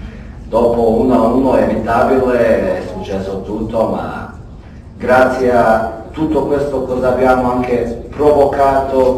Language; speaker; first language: Italian; non-native, fluent; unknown